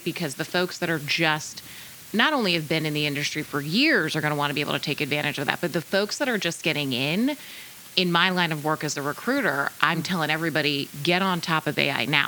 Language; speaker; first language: English; native; English